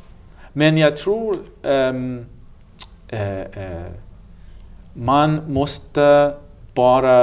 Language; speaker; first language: Swedish; non-native, learner; English